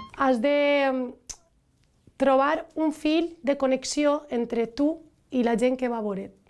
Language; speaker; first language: Catalan; early bilingual, other home language; Arabic